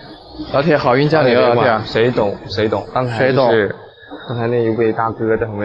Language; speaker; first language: Chinese; native; Chinese